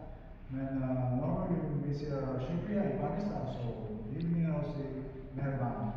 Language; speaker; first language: Norwegian; non-native, learner; Urdu